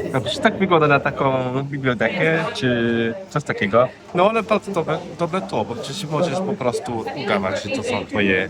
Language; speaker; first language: Polish; non-native, learner; English